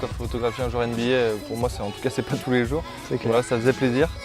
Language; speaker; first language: French; native; French